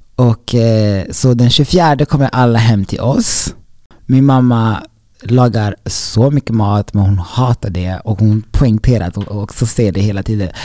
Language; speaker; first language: Swedish; early bilingual, other home language; Rundi